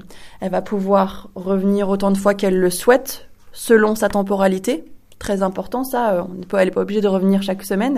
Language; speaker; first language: French; native; French